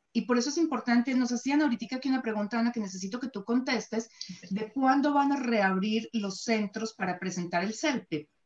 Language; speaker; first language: Spanish; native; Spanish